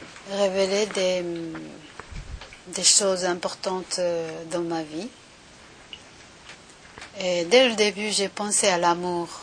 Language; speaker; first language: French; non-native, learner; Japanese